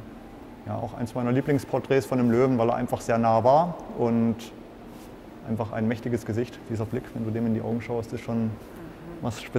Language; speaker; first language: German; native; German